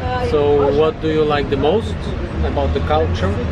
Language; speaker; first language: English; non-native, fluent; German